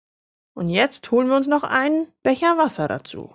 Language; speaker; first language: German; native; German